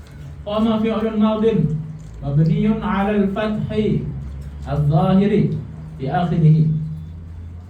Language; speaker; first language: Arabic; non-native, fluent; Indonesian